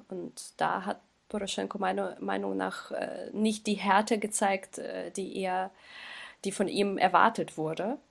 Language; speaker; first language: German; non-native, fluent; Ukrainian